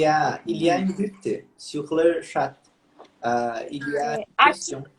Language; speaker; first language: French; non-native, learner; Portuguese